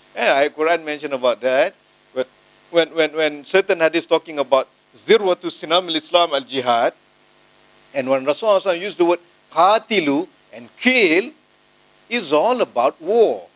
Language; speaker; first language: English; non-native, local second language; Malay